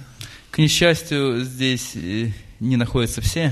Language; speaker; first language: Russian; native; Russian